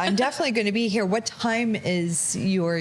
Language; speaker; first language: English; native; English